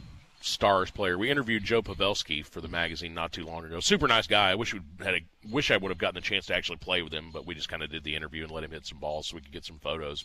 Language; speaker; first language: English; native; English